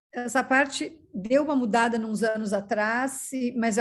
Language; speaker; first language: Portuguese; native; Portuguese